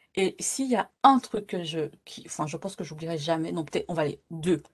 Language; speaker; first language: French; native; French